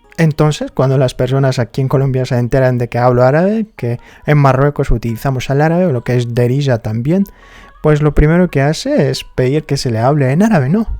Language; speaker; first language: Spanish; non-native, fluent; Arabic